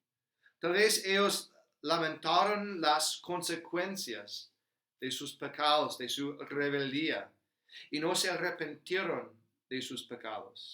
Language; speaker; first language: Spanish; non-native, fluent; English